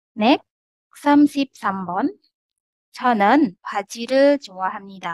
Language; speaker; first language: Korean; non-native, fluent; Indonesian